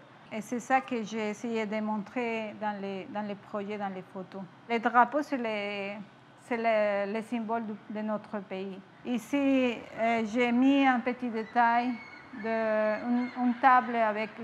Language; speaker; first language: French; non-native, fluent; Spanish